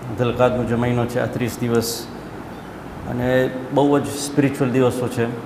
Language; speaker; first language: Gujarati; early bilingual, heritage; Gujarati